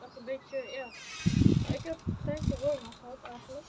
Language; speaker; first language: Dutch; early bilingual, other home language; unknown